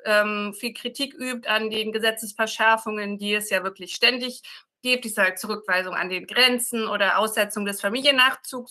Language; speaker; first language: German; native; German